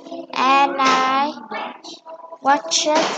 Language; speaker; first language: English; non-native, learner; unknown